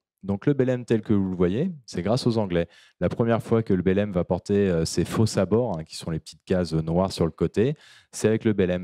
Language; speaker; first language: French; native; French